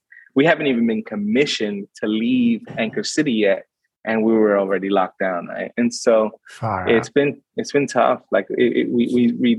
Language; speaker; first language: English; native; English